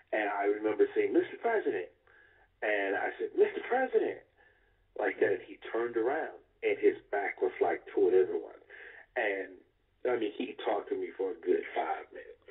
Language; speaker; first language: English; native; English